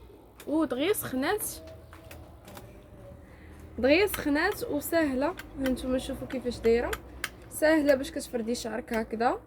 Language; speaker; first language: Arabic; native; Arabic